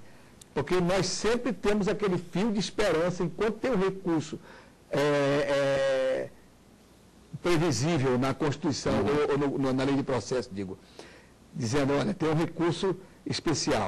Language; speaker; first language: Portuguese; native; Portuguese